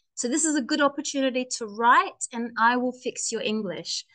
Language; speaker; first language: English; native; English